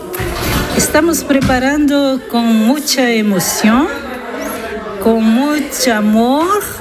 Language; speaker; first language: Spanish; non-native, learner; Italian